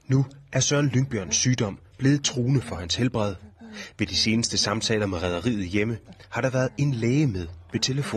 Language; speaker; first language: Danish; native; Danish